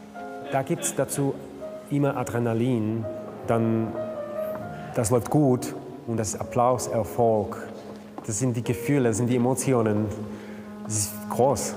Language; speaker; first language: German; non-native, fluent; Slovak